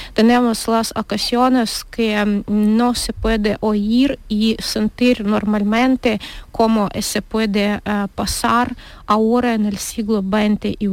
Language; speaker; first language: Spanish; non-native, learner; Ukrainian